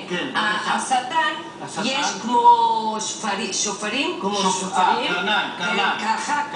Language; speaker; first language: Hebrew; non-native, fluent; Spanish